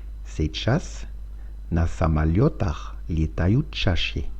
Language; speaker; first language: Russian; non-native, fluent; French